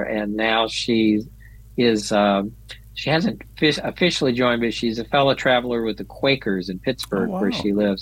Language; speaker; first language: English; native; English